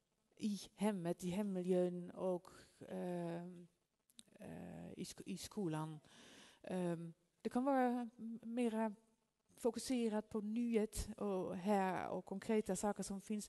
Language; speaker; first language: Swedish; non-native, fluent; Dutch